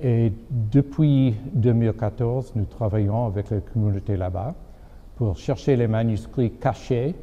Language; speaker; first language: French; non-native, fluent; English